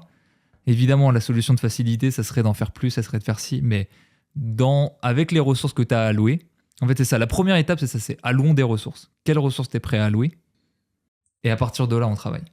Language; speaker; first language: French; native; French